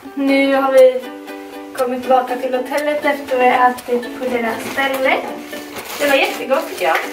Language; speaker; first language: Swedish; native; Swedish